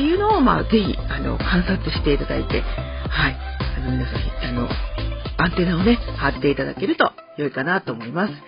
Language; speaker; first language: Japanese; native; Japanese